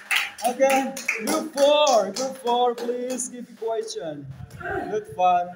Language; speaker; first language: English; non-native, learner; Indonesian